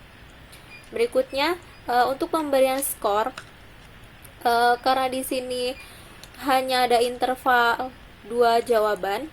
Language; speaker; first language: Indonesian; native; Indonesian